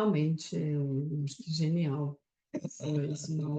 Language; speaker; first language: Portuguese; non-native, fluent; Russian